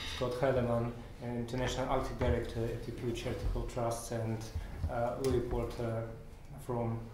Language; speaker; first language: English; non-native, fluent; Russian